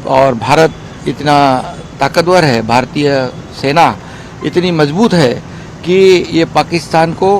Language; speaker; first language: Hindi; non-native, local second language; Marathi